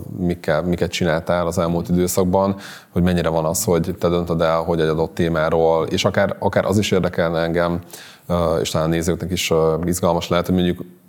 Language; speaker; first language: Hungarian; native; Hungarian